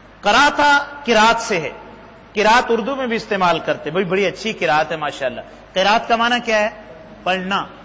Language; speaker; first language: Urdu; native; Urdu